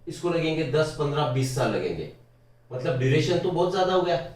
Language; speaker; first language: Hindi; non-native, local second language; Marathi